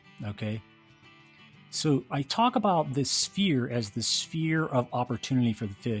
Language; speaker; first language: English; native; English